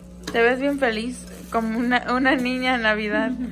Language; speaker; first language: Spanish; early bilingual, heritage; Spanish